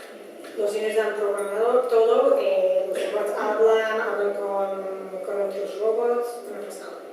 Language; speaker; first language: Spanish; non-native, fluent; Dutch